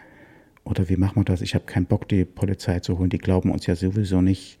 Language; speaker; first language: German; native; German